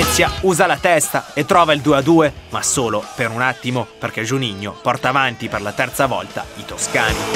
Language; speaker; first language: Italian; native; Italian